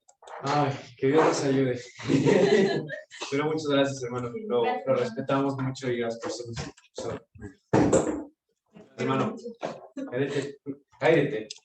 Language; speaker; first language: Spanish; native; Spanish